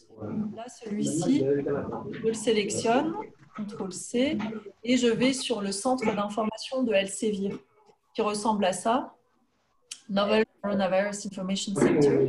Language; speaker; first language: French; native; French